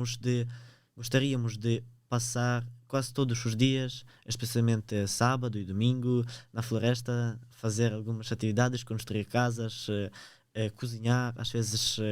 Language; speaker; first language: Portuguese; early bilingual, other home language; Ukrainian